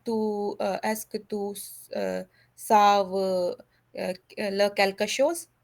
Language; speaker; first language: French; non-native, learner; Hindi